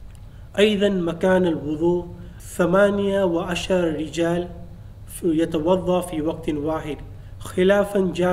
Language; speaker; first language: Arabic; non-native, learner; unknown